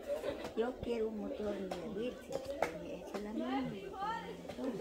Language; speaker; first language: Spanish; non-native, local second language; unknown